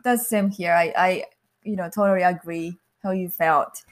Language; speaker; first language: English; non-native, fluent; Japanese